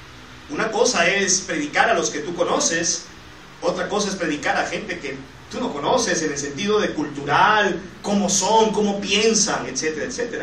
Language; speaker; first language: Spanish; native; Spanish